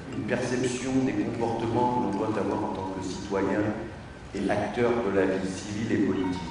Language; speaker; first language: French; native; French